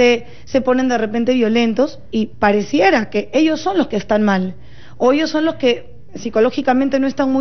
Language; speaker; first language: Spanish; native; Spanish